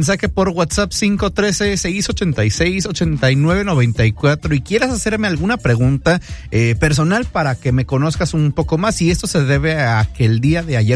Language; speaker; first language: Spanish; early bilingual, heritage; Spanish